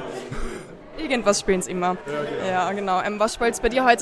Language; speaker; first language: German; native; German